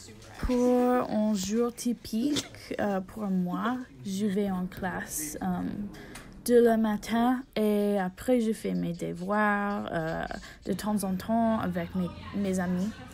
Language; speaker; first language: French; non-native, learner; English